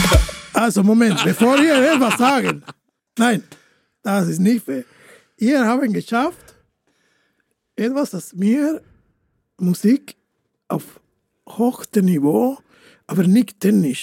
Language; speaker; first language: German; non-native, fluent; Spanish